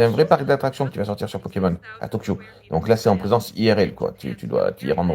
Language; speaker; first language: French; native; French